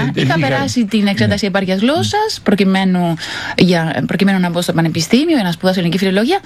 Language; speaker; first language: Greek; non-native, fluent; Spanish